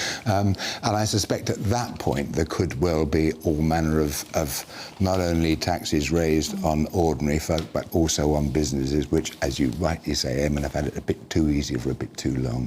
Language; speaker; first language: English; native; English